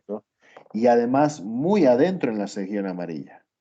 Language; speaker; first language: Spanish; native; Spanish